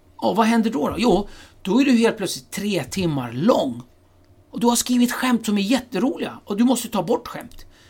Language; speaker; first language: Swedish; early bilingual, other home language; Kurdish